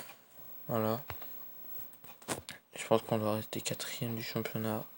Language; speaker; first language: French; native; French